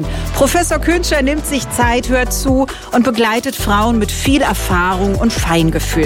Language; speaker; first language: German; native; German